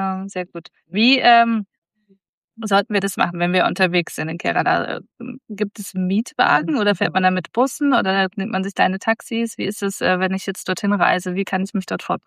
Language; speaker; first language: German; native; German